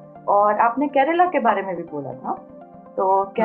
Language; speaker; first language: Hindi; native; Hindi